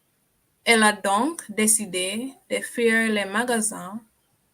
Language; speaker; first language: French; non-native, learner; English